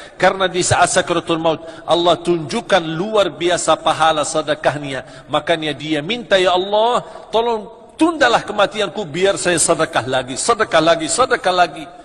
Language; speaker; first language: Malay; non-native, fluent; Arabic